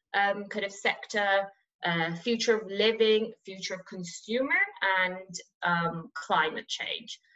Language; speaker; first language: English; non-native, fluent; Persian